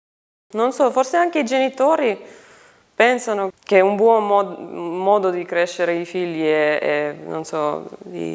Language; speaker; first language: Italian; non-native, fluent; Finnish